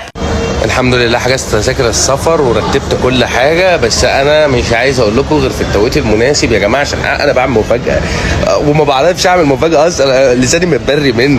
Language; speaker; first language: Arabic; native; Arabic